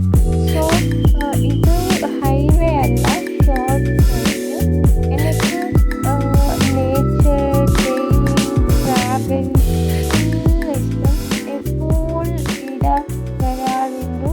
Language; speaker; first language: Malayalam; non-native, learner; Kannada